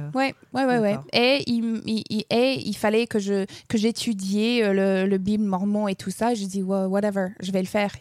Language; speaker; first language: French; non-native, fluent; English